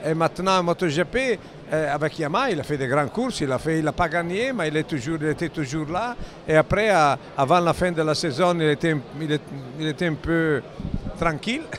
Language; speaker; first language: French; non-native, fluent; Italian